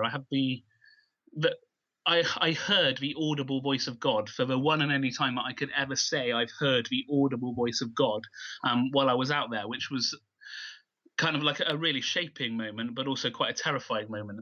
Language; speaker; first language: English; native; English